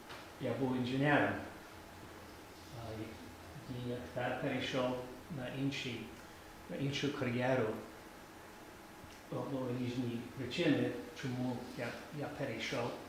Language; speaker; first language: Ukrainian; early bilingual, heritage; Ukrainian